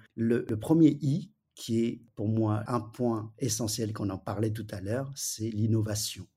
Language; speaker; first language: French; early bilingual, other home language; Wu Chinese